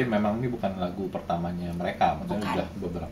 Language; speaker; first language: Indonesian; native; Indonesian